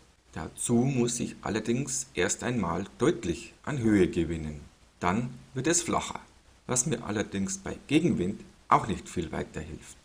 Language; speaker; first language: German; native; German